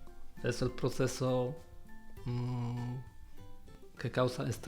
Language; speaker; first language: Spanish; non-native, learner; Polish